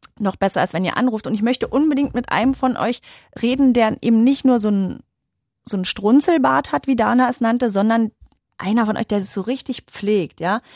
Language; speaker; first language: German; native; German